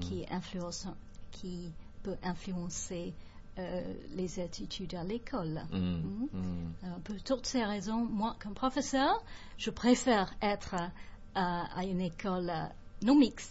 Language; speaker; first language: French; non-native, fluent; English